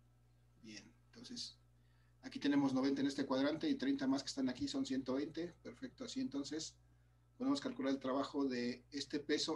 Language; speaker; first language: Spanish; native; Spanish